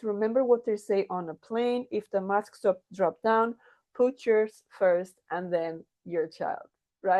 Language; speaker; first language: English; non-native, fluent; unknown